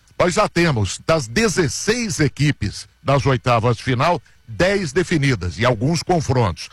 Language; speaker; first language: Portuguese; native; Portuguese